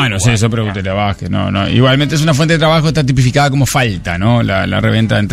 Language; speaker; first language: Spanish; native; Spanish